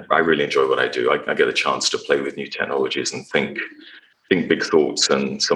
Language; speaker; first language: English; native; English